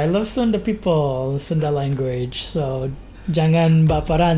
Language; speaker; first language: English; native; English